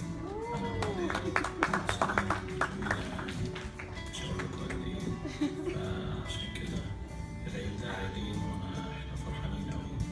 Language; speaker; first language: Arabic; native; Arabic